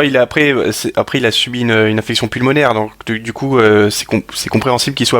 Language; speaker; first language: French; native; French